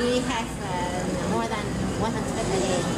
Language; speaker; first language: English; non-native, learner; Vietnamese